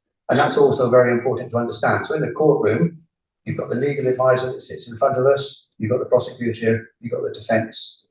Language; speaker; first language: English; native; English